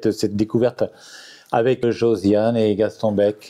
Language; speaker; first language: French; native; French